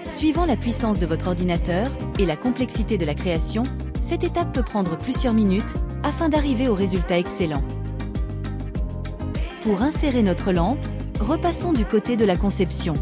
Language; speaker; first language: French; native; French